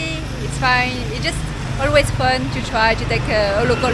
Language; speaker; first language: English; non-native, fluent; French